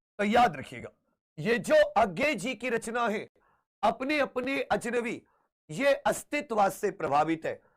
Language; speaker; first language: Hindi; native; Hindi